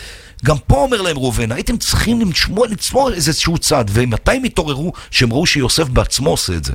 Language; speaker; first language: Hebrew; native; Hebrew